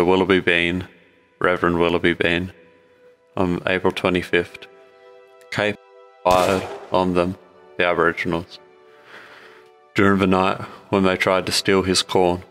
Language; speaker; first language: English; native; English